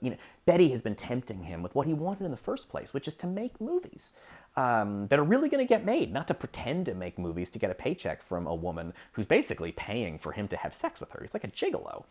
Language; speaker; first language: English; native; English